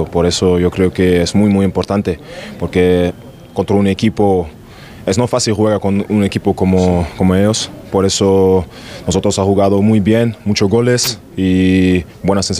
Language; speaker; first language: Spanish; non-native, learner; German